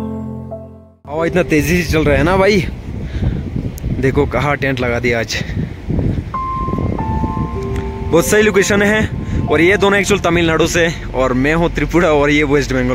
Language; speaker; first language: Hindi; non-native, local second language; Bangla